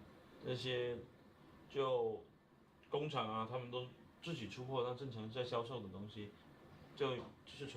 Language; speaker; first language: Chinese; native; Chinese